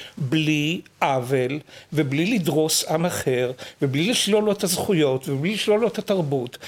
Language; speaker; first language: Hebrew; native; Hebrew